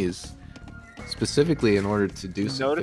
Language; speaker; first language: English; native; English